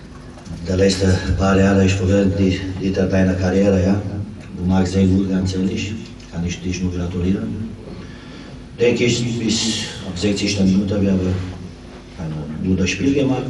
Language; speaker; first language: German; non-native, fluent; Romanian